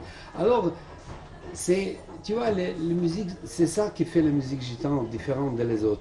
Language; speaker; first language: French; non-native, fluent; Serbian